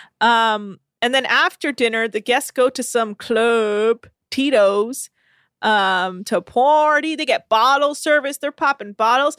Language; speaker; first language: English; native; English